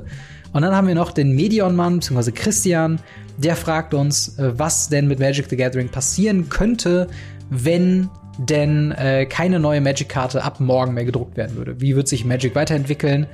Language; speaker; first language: German; native; German